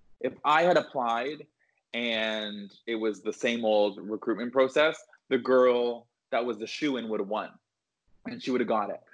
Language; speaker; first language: English; native; English